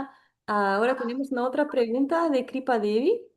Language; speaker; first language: Spanish; non-native, fluent; Portuguese